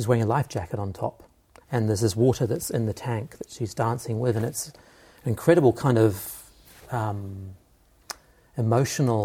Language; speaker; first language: English; native; English